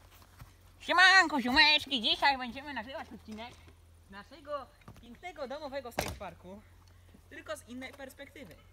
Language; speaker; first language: Polish; native; Polish